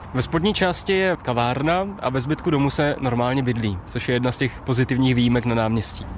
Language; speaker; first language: Czech; native; Czech